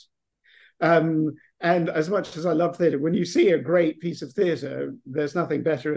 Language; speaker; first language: English; native; English